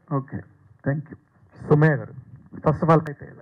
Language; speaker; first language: Telugu; native; Telugu